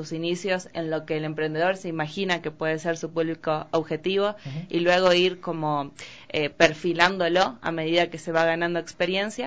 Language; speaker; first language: Spanish; native; Spanish